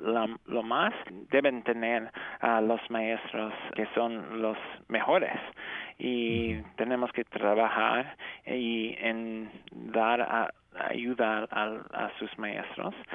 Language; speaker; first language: Spanish; non-native, fluent; English